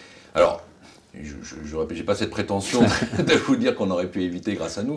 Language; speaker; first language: French; native; French